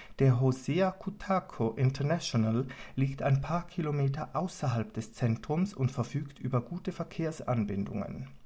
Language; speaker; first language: German; native; German